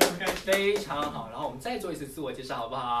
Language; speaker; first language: Chinese; native; Chinese